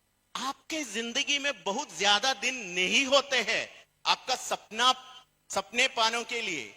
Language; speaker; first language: Hindi; non-native, fluent; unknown